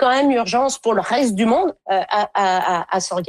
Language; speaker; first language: French; native; French